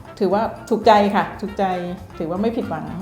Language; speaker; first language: Thai; native; Thai